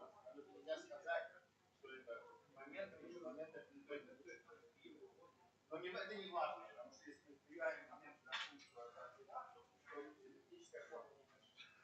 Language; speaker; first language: Russian; native; Russian